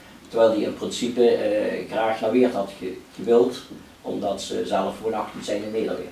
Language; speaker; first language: Dutch; native; Dutch